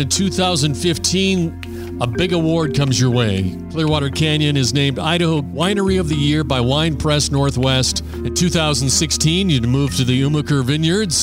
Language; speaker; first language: English; native; English